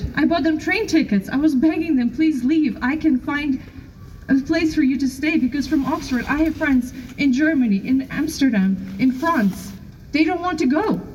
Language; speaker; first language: English; non-native, fluent; Ukrainian